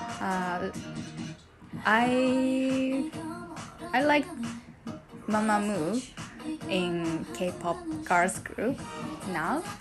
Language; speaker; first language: English; non-native, learner; Japanese